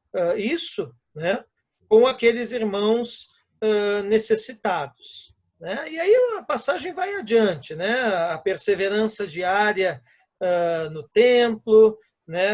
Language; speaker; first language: Portuguese; native; Portuguese